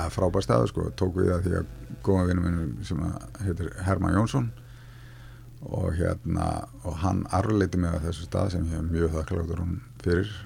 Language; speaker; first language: Icelandic; native; Icelandic